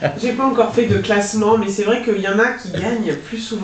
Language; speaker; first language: French; native; French